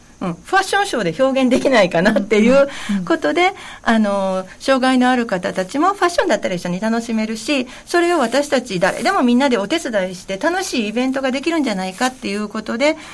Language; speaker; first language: Japanese; native; Japanese